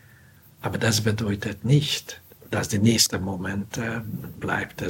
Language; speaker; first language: German; non-native, fluent; Hungarian